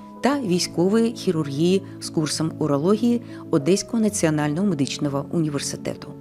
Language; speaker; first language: Ukrainian; native; Ukrainian